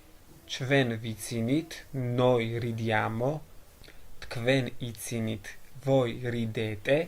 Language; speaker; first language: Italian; non-native, fluent; Georgian